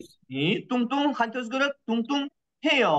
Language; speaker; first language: Korean; non-native, fluent; Kyrgyz